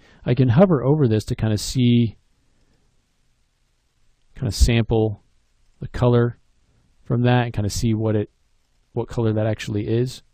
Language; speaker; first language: English; native; English